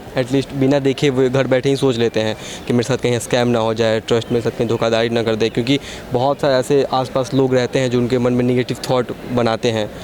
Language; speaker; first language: Hindi; native; Hindi